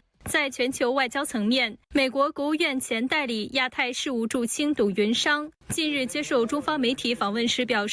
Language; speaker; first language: Chinese; native; Chinese